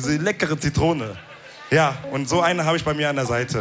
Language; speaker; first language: German; early bilingual, other home language; Wolof